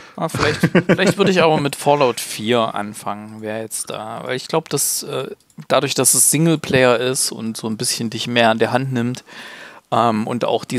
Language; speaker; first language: German; native; German